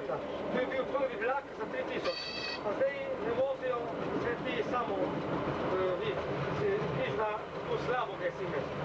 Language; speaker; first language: Slovenian; non-native, learner; Italian